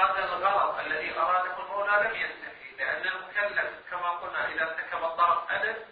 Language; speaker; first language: Arabic; native; Arabic